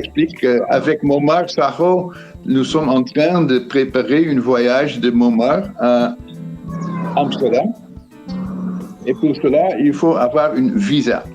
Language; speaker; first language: French; non-native, fluent; Dutch